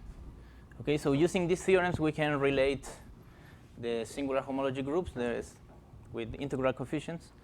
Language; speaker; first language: English; non-native, fluent; Spanish